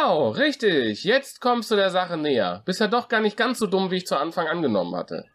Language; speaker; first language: German; native; German